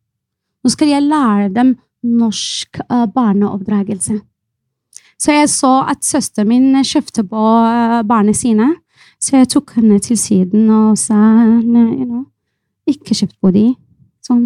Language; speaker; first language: Norwegian; non-native, fluent; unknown